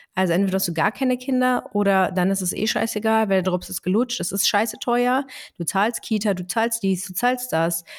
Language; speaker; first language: German; early bilingual, other home language; Greek